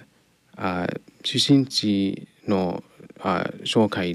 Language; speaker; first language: Japanese; non-native, learner; English